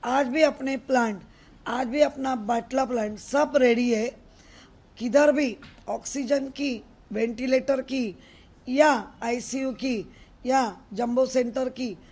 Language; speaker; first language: Hindi; non-native, local second language; Marathi